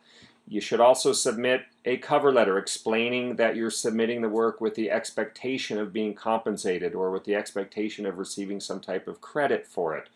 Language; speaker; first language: English; native; English